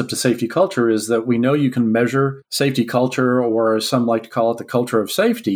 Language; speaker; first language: English; native; English